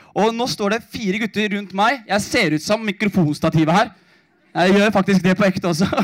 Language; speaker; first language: Norwegian; early bilingual, other home language; Somali